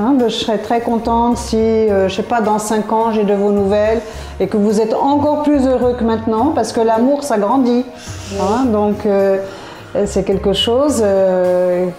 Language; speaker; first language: French; native; French